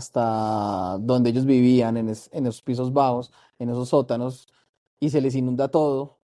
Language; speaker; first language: Spanish; native; Spanish